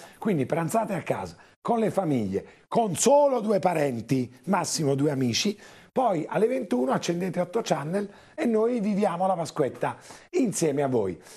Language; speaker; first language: Italian; native; Italian